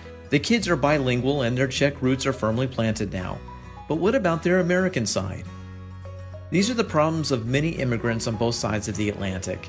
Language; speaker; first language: English; native; English